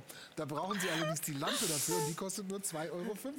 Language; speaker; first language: German; native; German